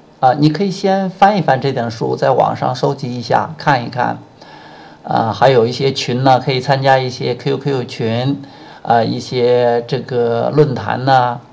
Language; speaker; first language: Chinese; native; Chinese